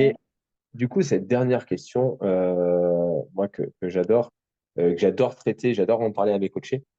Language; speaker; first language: French; native; French